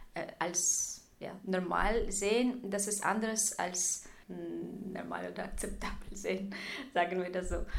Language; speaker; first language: German; non-native, fluent; Russian